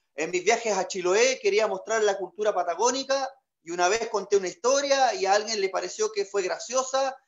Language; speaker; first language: Spanish; native; Spanish